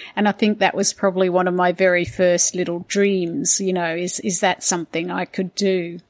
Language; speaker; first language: English; native; English